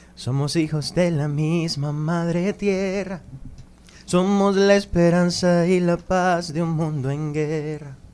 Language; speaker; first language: Spanish; native; Spanish